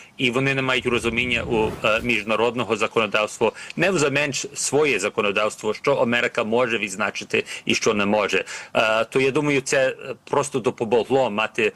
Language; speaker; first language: Ukrainian; early bilingual, heritage; Ukrainian